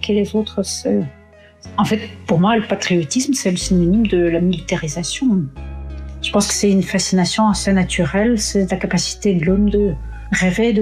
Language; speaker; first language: French; non-native, fluent; Russian